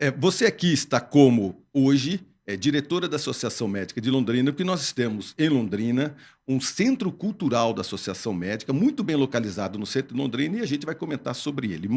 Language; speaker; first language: Portuguese; native; Portuguese